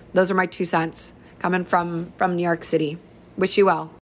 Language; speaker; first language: English; native; English